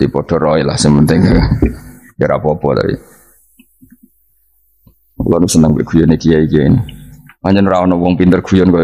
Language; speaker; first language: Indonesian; non-native, local second language; Javanese